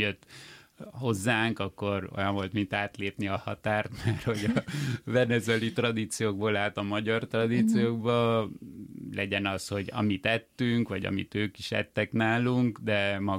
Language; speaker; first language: Hungarian; early bilingual, heritage; Hungarian